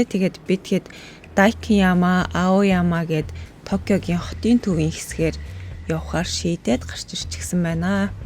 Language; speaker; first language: Mongolian; native; Mongolian